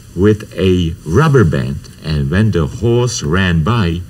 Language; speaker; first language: English; non-native, fluent; Czech